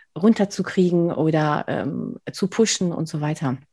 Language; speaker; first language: German; non-native, fluent; Spanish